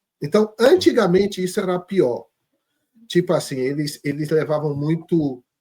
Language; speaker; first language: Portuguese; native; Portuguese